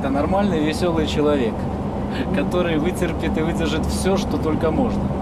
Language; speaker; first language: Russian; native; Russian